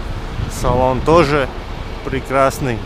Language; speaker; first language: Russian; non-native, fluent; Latvian